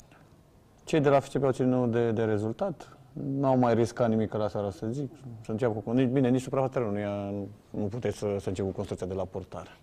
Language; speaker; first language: Romanian; native; Romanian